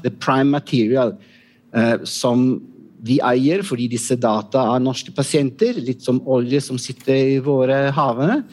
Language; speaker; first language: Norwegian; non-native, fluent; Italian